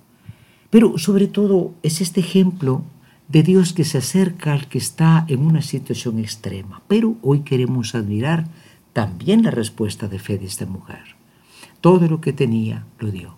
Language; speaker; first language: Spanish; native; Spanish